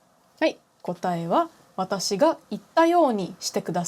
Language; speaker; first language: Japanese; non-native, fluent; English